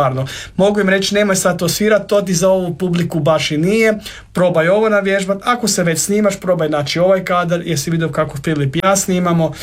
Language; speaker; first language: Croatian; native; Croatian